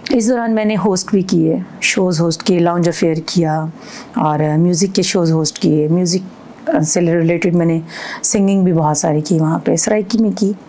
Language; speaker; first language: Urdu; non-native, local second language; Punjabi